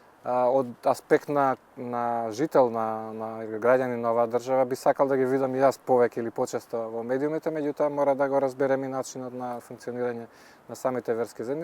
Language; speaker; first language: Macedonian; native; Macedonian